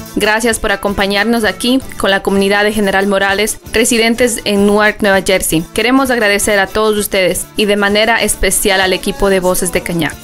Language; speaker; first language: Spanish; non-native, local second language; Quechua